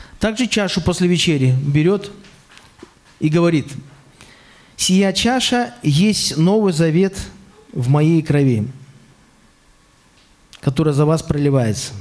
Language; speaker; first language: Russian; native; Russian